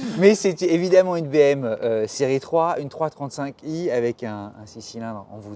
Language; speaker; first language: French; native; French